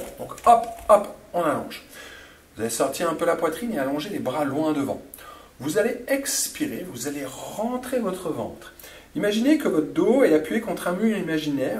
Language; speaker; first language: French; native; French